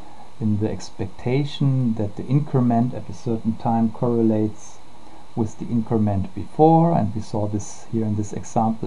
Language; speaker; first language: English; non-native, fluent; German